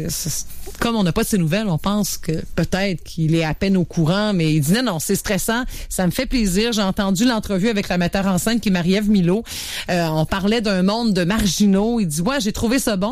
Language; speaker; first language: French; native; French